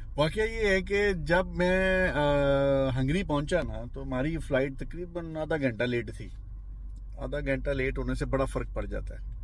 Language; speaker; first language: Urdu; non-native, local second language; Punjabi